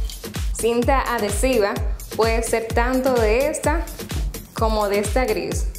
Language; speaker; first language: Spanish; native; Spanish